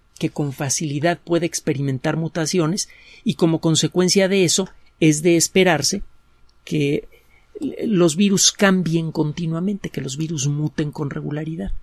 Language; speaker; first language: Spanish; native; Spanish